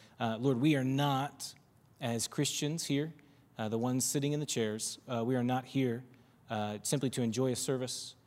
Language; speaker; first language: English; native; English